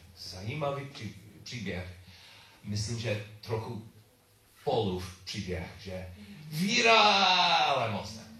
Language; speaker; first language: Czech; non-native, learner; English